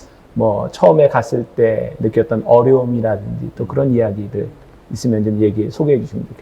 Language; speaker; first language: Korean; native; Korean